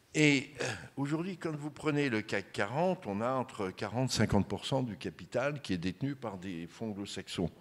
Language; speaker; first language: French; native; French